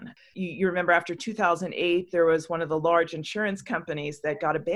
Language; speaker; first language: English; native; English